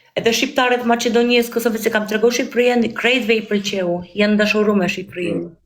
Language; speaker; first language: Albanian; early bilingual, heritage; Albanian